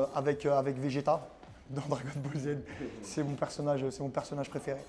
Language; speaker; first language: French; native; French